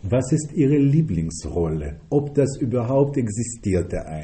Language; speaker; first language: German; non-native, fluent; Russian